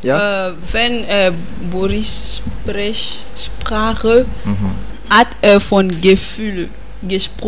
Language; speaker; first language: German; non-native, learner; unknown